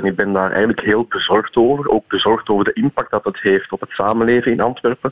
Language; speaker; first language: Dutch; native; Dutch